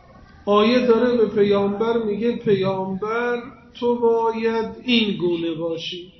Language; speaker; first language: Persian; native; Persian